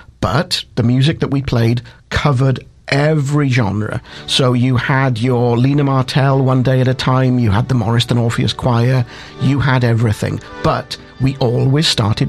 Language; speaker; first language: English; native; English